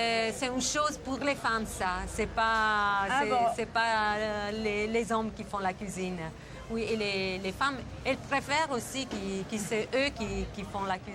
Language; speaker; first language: French; non-native, fluent; Italian